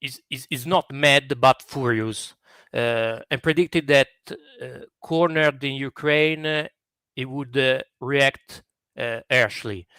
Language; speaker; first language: English; non-native, fluent; Italian